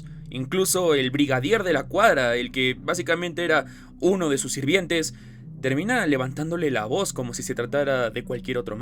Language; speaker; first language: Spanish; native; Spanish